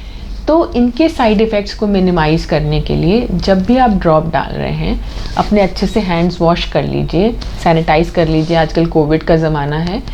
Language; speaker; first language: Hindi; native; Hindi